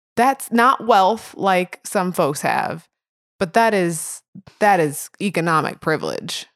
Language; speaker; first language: English; native; English